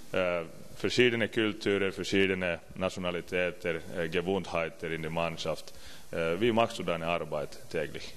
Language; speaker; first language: German; non-native, learner; Finnish